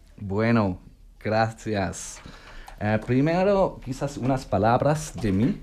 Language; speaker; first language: Spanish; non-native, learner; German